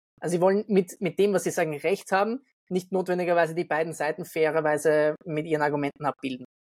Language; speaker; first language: German; native; German